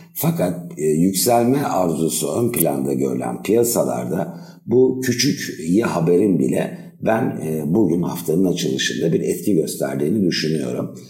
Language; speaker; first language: Turkish; native; Turkish